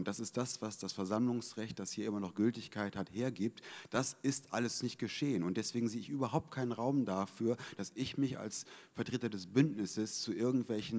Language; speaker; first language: German; native; German